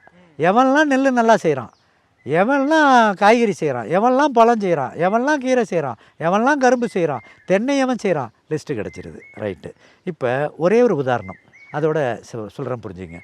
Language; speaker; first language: Tamil; native; Tamil